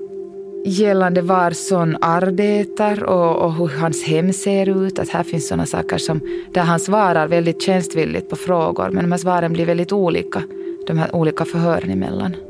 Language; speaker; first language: Swedish; native; Swedish